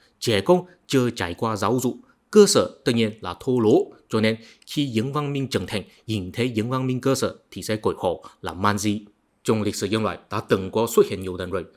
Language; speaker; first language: Vietnamese; non-native, fluent; Chinese